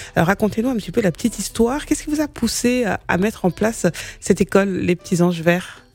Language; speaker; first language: French; native; French